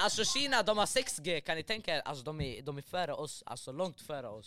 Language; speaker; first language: Swedish; early bilingual, other home language; Arabic